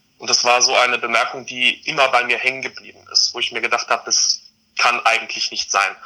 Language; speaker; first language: German; native; German